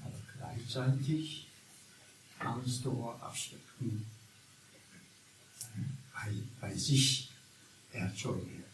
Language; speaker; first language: German; non-native, learner; Korean